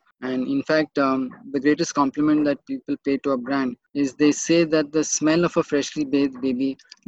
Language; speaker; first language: English; non-native, local second language; Marathi